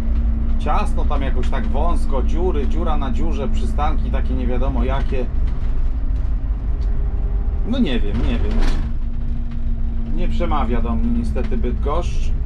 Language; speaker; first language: Polish; native; Polish